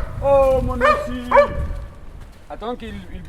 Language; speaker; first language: French; non-native, fluent; Spanish